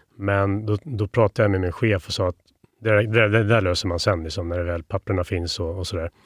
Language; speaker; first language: Swedish; native; Swedish